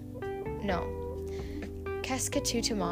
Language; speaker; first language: French; non-native, learner; English